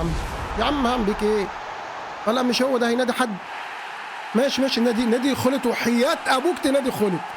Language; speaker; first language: Arabic; native; Arabic